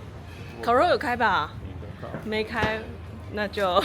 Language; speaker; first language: Chinese; non-native, fluent; Serbian